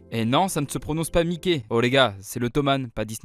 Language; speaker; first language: French; native; French